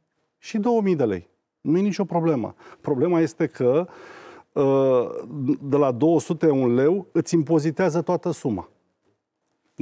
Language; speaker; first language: Romanian; native; Romanian